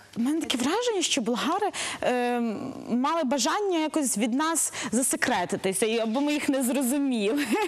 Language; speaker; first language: Ukrainian; native; Ukrainian